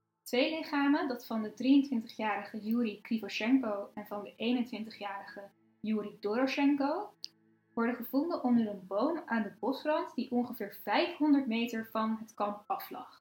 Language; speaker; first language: Dutch; native; Dutch